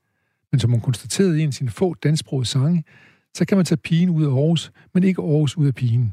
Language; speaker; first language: Danish; native; Danish